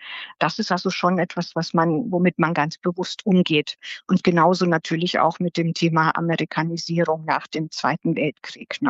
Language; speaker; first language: German; native; German